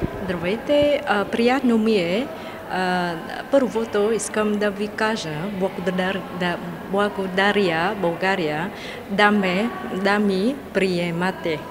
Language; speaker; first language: Bulgarian; non-native, learner; Vietnamese